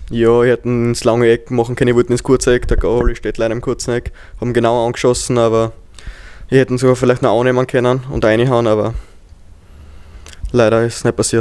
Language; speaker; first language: German; native; German